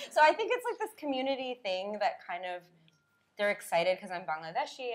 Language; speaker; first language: English; native; English